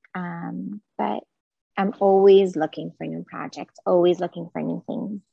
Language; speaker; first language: English; non-native, fluent; Hebrew